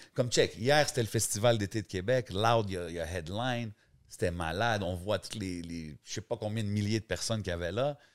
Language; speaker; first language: French; native; French